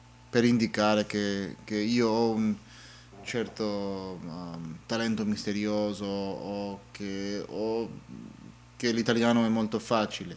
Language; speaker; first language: Italian; non-native, learner; English